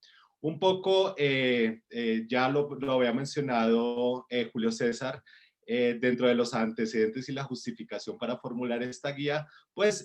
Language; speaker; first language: Spanish; native; Spanish